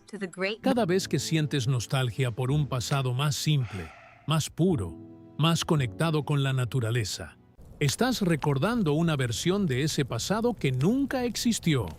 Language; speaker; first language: Spanish; native; Spanish